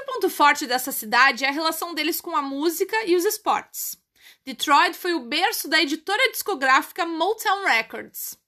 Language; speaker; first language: Portuguese; native; Portuguese